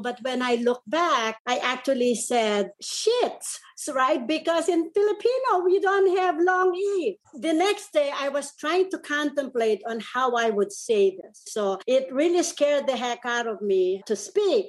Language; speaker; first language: English; non-native, local second language; Pampanga